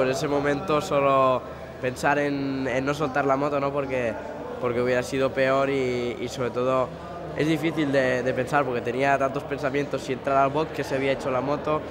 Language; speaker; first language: Spanish; native; Spanish